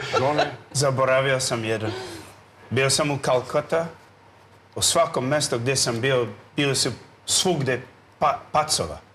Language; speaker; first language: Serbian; non-native, learner; English